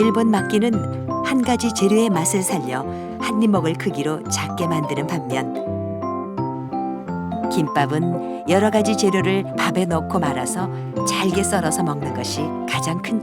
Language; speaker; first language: Korean; native; Korean